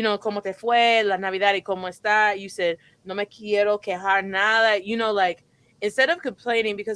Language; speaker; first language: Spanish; non-native, fluent; English